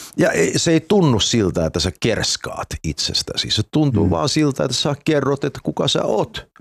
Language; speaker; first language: Finnish; early bilingual, heritage; Finnish